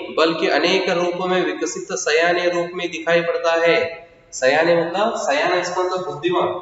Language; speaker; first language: Hindi; non-native, local second language; Kannada